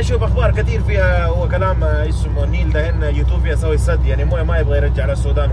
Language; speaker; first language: Arabic; non-native, learner; Hindi